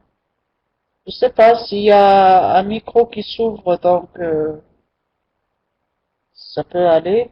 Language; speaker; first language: French; non-native, local second language; Arabic